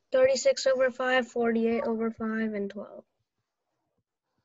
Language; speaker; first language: English; native; English